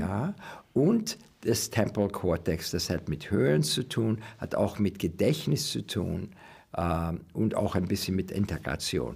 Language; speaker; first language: German; non-native, learner; English